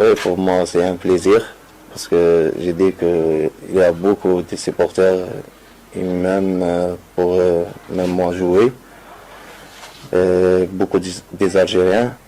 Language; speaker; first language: French; non-native, learner; Arabic